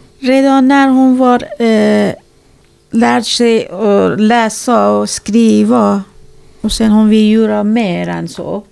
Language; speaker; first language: Swedish; non-native, learner; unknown